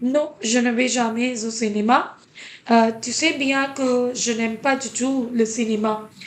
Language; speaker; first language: French; non-native, fluent; Hindi